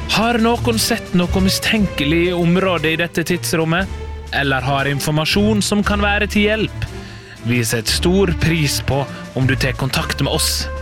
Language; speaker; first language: Norwegian; native; Norwegian